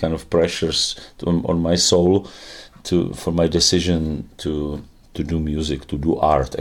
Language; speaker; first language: English; non-native, fluent; Czech